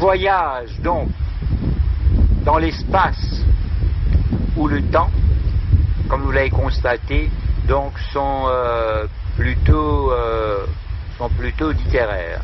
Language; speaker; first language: French; non-native, local second language; Morisyen